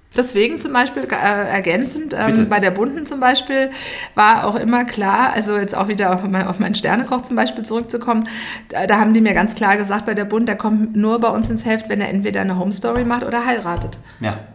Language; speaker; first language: German; native; German